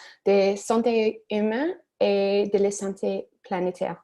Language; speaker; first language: French; non-native, learner; English